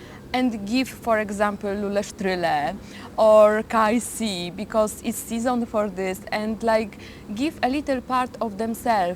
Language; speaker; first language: English; non-native, learner; Polish